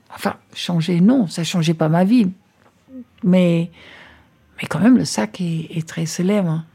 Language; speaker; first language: French; non-native, fluent; English